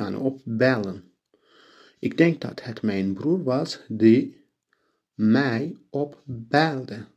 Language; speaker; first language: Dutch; non-native, fluent; Turkish